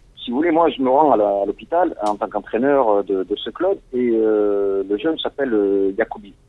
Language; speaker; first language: French; non-native, local second language; Arabic